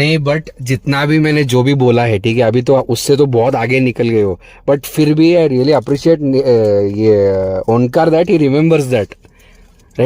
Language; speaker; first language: Hindi; non-native, local second language; Kannada